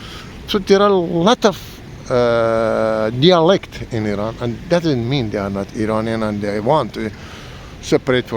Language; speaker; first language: English; non-native, learner; Persian